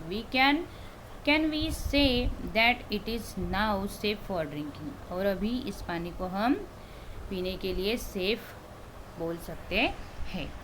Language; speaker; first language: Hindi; non-native, local second language; Marathi